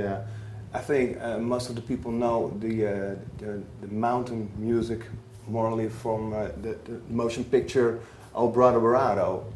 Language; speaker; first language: English; non-native, fluent; Dutch